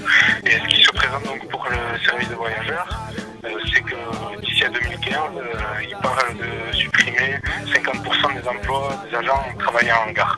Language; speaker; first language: French; native; French